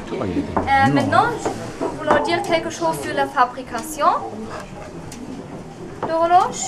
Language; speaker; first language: French; non-native, learner; German